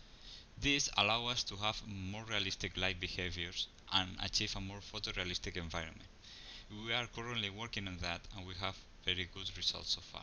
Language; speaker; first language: English; non-native, fluent; Spanish